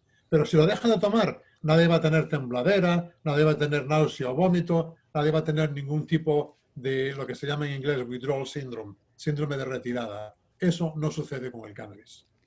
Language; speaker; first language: Spanish; native; Spanish